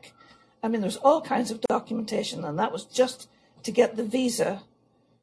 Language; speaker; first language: English; native; English